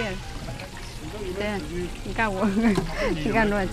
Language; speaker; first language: Chinese; non-native, learner; Indonesian